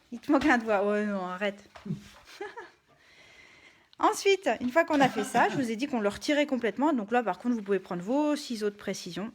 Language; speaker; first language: French; native; French